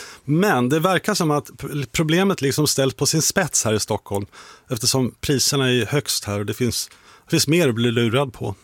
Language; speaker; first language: Swedish; native; Swedish